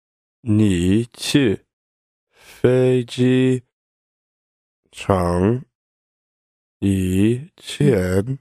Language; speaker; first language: Chinese; non-native, learner; English